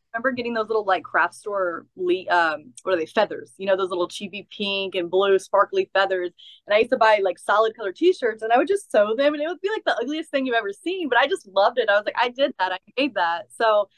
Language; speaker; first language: English; native; English